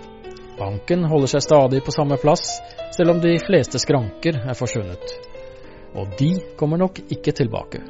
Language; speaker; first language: Norwegian; native; Norwegian